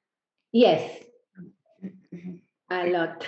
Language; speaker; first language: English; non-native, learner; Spanish